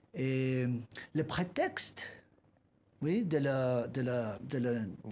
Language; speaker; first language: French; non-native, learner; Spanish